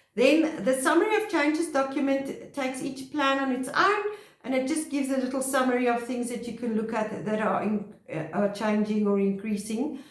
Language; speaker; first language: English; non-native, local second language; Afrikaans